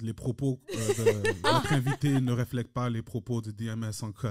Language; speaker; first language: French; early bilingual, heritage; French